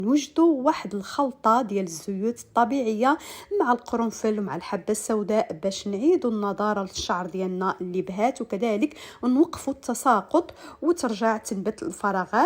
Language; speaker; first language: Arabic; native; Arabic